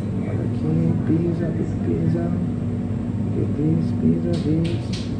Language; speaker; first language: English; non-native, learner; Portuguese